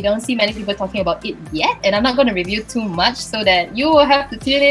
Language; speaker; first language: English; native; English